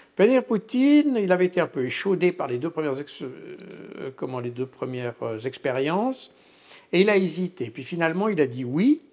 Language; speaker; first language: French; native; French